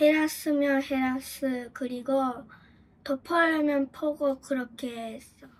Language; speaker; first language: Korean; early bilingual, heritage; Japanese